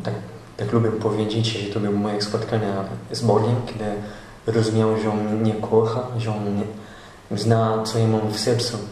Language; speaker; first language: Polish; non-native, learner; Portuguese